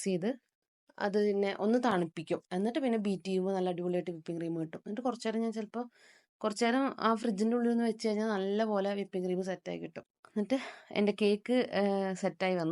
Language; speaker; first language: Malayalam; native; Malayalam